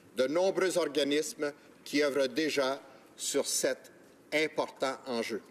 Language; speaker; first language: French; native; French